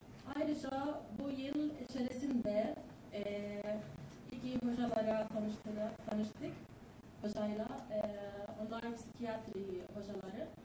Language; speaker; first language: Turkish; non-native, learner; Arabic